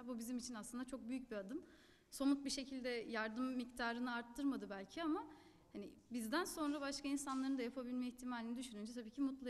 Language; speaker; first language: Turkish; native; Turkish